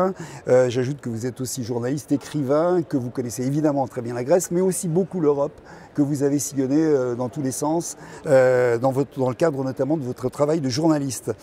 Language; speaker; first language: French; native; French